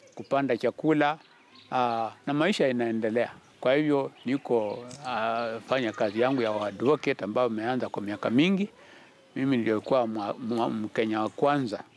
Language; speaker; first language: Swahili; non-native, local second language; Luyia